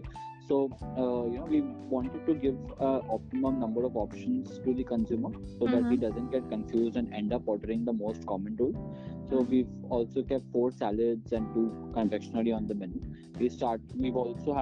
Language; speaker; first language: English; non-native, local second language; Bangla